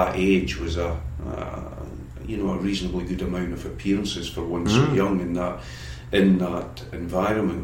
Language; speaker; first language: English; native; English